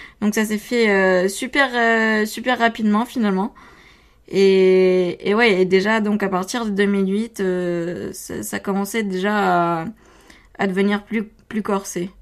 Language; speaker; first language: French; early bilingual, other home language; Romanian